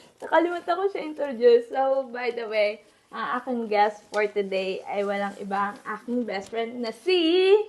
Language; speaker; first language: Filipino; native; Filipino